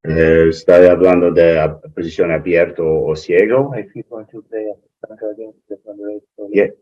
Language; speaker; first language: Spanish; non-native, learner; English